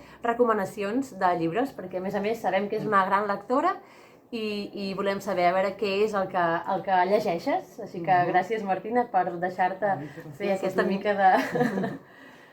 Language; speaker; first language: Catalan; native; Catalan